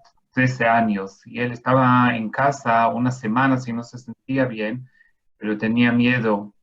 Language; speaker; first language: Spanish; non-native, fluent; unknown